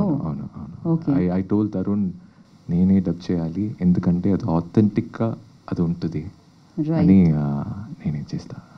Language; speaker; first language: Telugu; non-native, learner; Tamil